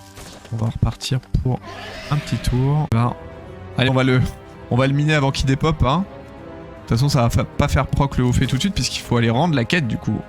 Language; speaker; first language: French; native; French